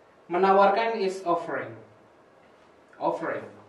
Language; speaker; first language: English; non-native, fluent; Indonesian